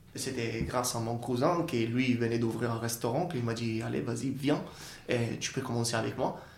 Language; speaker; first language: French; non-native, fluent; Italian